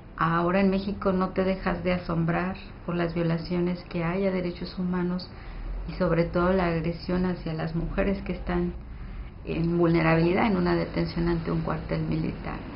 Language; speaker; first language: Spanish; native; Spanish